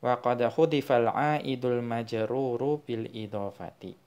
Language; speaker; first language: Arabic; non-native, fluent; Indonesian